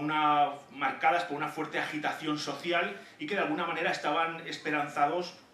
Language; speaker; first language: Spanish; native; Spanish